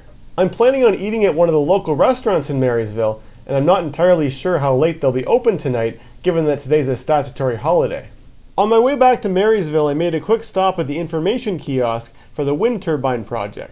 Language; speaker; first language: English; native; English